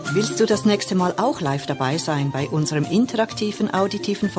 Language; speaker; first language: German; native; German